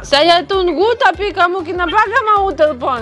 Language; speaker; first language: Indonesian; non-native, learner; Russian